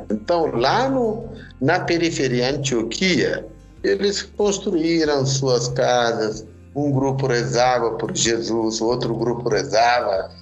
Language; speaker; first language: Portuguese; non-native, fluent; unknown